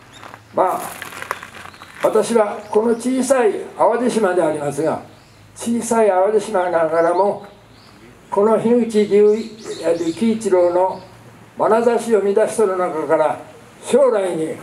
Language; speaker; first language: Japanese; native; Japanese